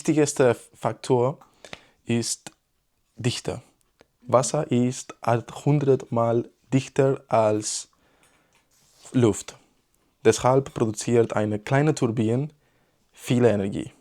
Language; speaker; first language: German; non-native, learner; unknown